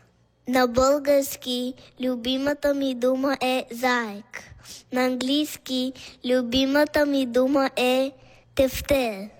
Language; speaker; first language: Bulgarian; early bilingual, heritage; Bulgarian